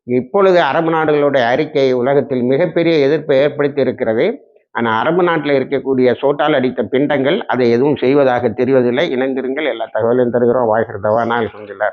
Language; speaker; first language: Tamil; native; Tamil